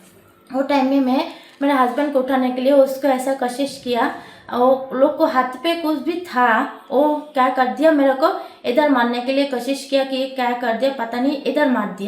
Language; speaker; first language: Hindi; non-native, local second language; Bangla